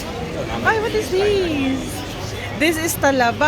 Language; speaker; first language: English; non-native, learner; Filipino